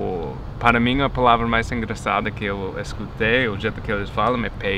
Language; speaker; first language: Portuguese; non-native, fluent; English